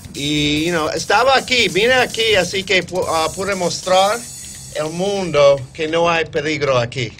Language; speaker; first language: Spanish; non-native, fluent; English